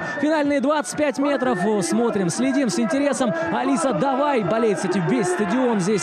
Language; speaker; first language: Russian; native; Russian